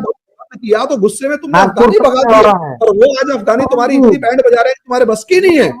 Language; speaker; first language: Hindi; native; Hindi